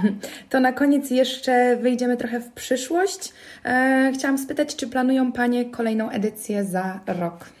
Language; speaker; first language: Polish; native; Polish